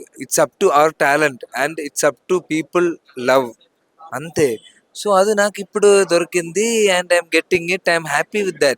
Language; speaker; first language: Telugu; non-native, learner; Malayalam